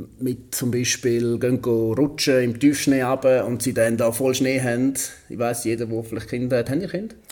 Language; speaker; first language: German; native; German